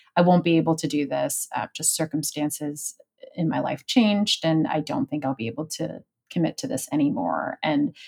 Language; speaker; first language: English; native; English